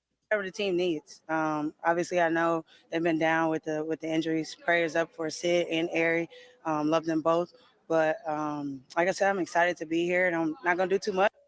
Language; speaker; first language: English; native; English